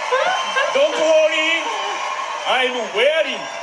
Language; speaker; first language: English; non-native, learner; Japanese